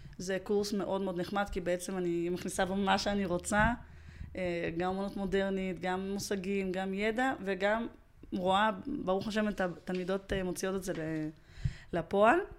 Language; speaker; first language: Hebrew; early bilingual, other home language; Russian